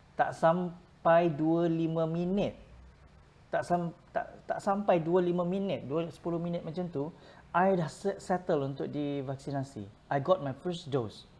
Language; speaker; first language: Malay; early bilingual, other home language; Filipino